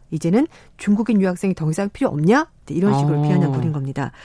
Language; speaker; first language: Korean; native; Korean